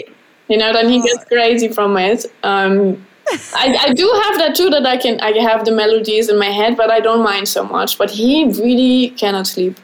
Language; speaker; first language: English; non-native, fluent; German